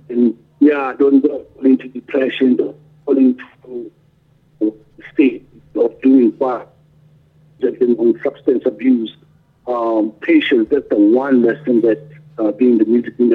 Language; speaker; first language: English; non-native, local second language; Tswana